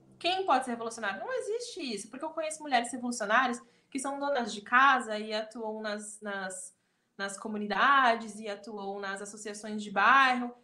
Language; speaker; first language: Portuguese; native; Portuguese